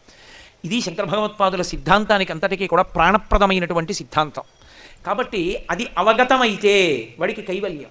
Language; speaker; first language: Telugu; native; Telugu